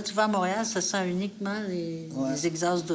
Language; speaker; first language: French; native; French